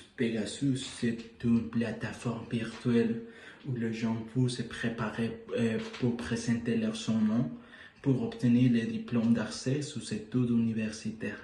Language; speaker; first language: French; non-native, learner; Spanish